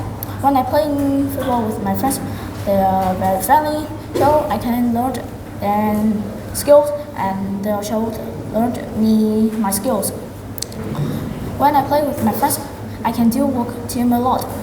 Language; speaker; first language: English; non-native, learner; Vietnamese